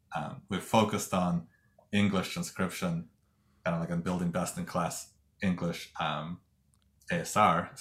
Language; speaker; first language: English; non-native, fluent; Russian